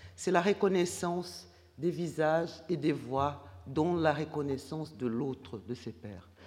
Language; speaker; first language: French; non-native, fluent; Portuguese